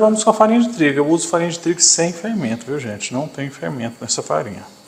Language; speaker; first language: Portuguese; native; Portuguese